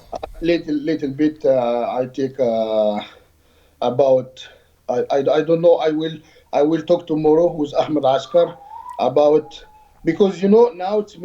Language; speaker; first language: English; non-native, learner; Arabic